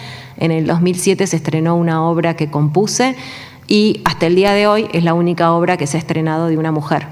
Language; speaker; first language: Spanish; native; Spanish